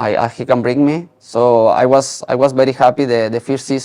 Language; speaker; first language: English; non-native, learner; Spanish